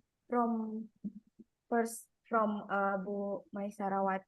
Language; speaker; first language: English; non-native, learner; Indonesian